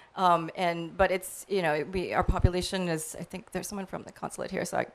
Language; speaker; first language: English; native; English